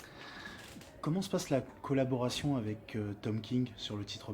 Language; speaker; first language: French; native; French